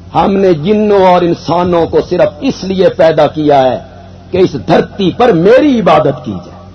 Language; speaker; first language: Urdu; non-native, local second language; Punjabi